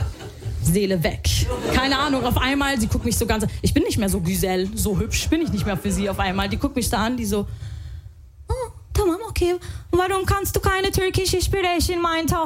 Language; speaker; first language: German; early bilingual, other home language; Arabic